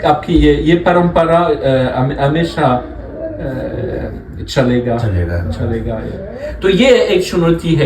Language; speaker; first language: Hindi; non-native, learner; French